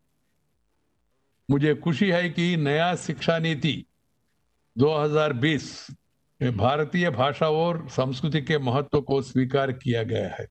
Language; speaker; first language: Hindi; non-native, local second language; Telugu